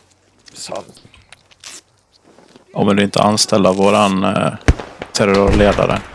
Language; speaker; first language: Swedish; native; Swedish